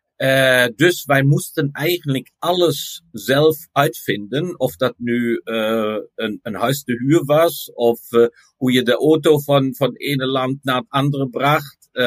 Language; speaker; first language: Dutch; non-native, fluent; German